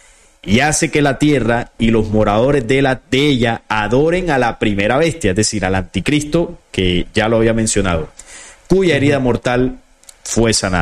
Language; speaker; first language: Spanish; native; Spanish